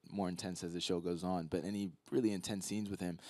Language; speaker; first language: English; native; English